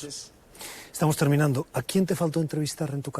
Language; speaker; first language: Spanish; native; Spanish